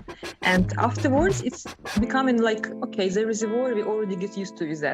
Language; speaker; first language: English; non-native, fluent; Ukrainian